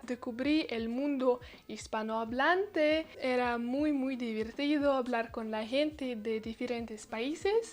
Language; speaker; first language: Spanish; non-native, learner; Russian